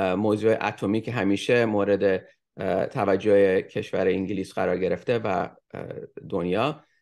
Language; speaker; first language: Persian; early bilingual, heritage; Persian